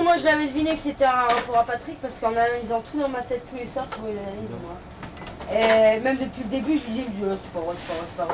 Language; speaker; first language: French; native; French